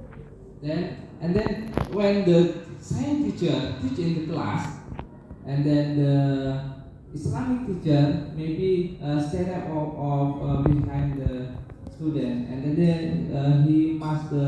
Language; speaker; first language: English; non-native, learner; Indonesian